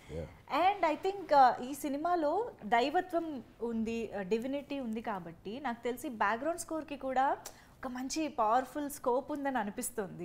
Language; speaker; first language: Telugu; native; Telugu